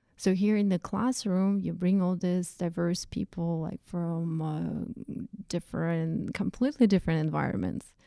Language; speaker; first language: English; non-native, fluent; Russian